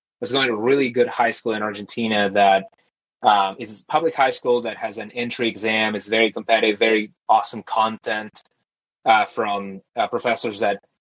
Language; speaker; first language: English; early bilingual, other home language; Spanish